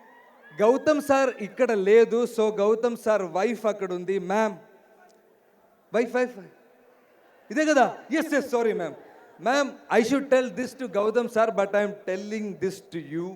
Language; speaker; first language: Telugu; non-native, learner; Malayalam